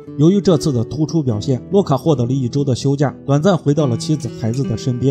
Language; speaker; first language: Chinese; native; Chinese